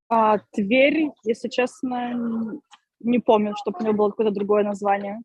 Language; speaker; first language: Russian; native; Russian